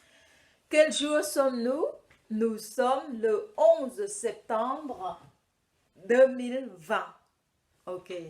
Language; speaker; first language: French; non-native, fluent; Khmer